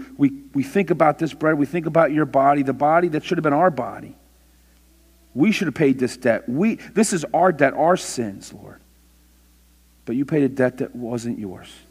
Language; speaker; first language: English; native; English